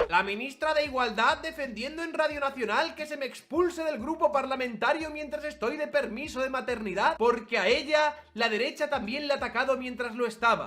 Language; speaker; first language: Spanish; native; Spanish